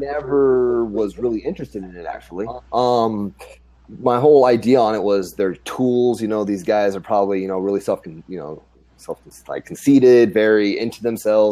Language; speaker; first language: English; native; English